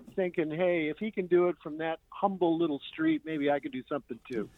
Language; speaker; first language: English; native; English